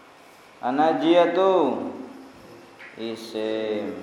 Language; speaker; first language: Arabic; non-native, fluent; Indonesian